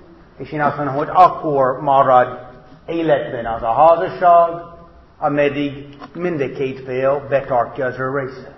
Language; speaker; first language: Hungarian; non-native, fluent; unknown